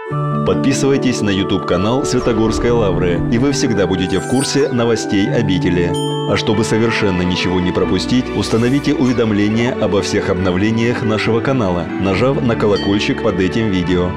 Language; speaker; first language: Russian; native; Russian